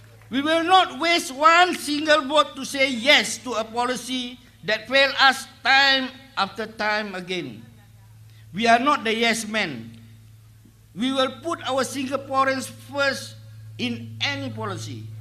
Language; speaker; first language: English; non-native, local second language; Malay